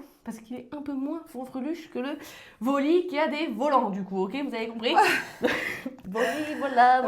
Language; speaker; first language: French; native; French